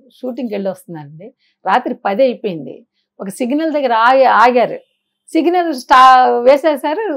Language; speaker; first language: Telugu; native; Telugu